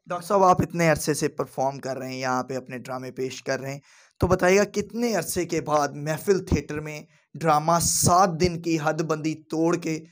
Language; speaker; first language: Urdu; non-native, local second language; Punjabi